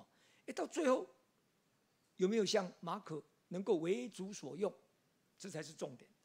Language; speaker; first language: Chinese; native; Chinese